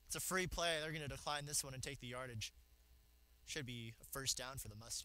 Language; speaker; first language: English; native; English